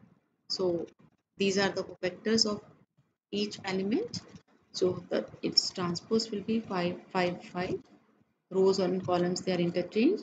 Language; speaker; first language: English; non-native, local second language; Hindi